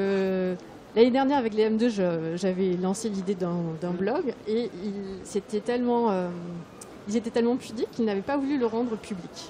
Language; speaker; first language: French; native; French